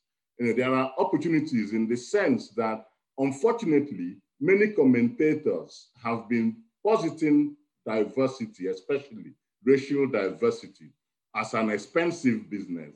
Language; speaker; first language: English; non-native, local second language; Igbo